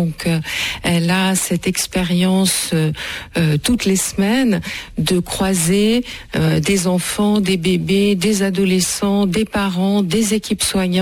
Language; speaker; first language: French; native; French